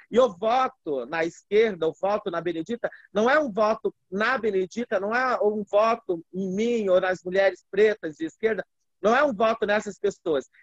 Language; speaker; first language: Portuguese; native; Portuguese